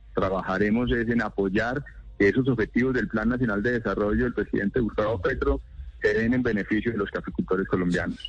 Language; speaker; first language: Spanish; native; Spanish